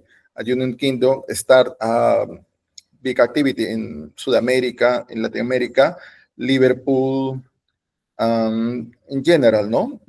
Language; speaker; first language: English; non-native, learner; Spanish